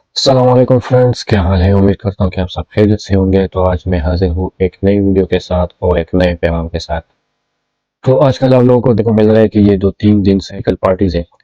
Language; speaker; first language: Urdu; non-native, local second language; Pashto